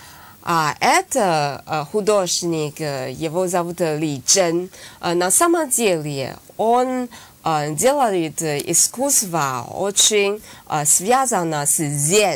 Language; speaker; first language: Russian; non-native, learner; Chinese